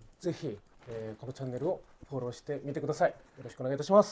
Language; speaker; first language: Japanese; non-native, fluent; Korean